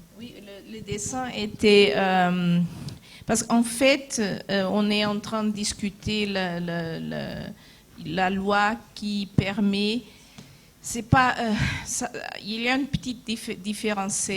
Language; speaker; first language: French; non-native, fluent; Portuguese